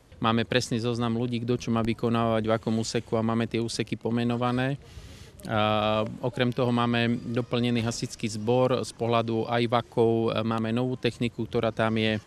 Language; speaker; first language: Slovak; native; Slovak